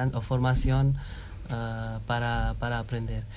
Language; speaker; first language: Spanish; non-native, fluent; Hindi